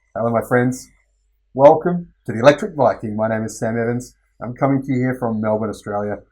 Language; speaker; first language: English; native; English